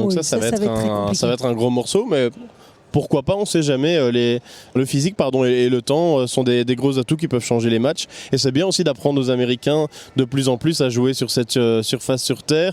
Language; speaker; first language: French; native; French